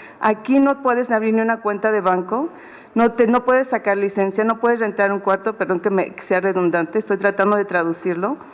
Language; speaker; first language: Spanish; early bilingual, heritage; Spanish